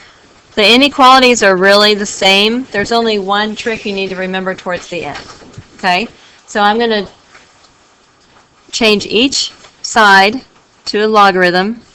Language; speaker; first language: English; native; English